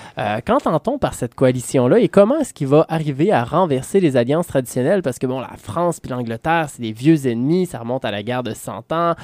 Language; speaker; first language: French; native; French